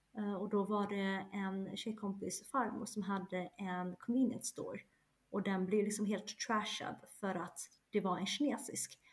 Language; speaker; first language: Swedish; early bilingual, other home language; Chinese